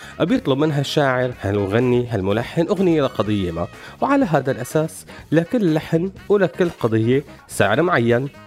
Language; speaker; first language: Arabic; native; Arabic